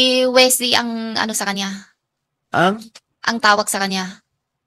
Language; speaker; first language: Filipino; non-native, learner; Chinese